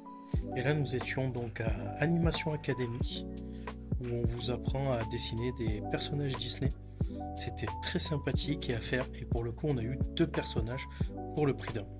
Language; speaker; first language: French; native; French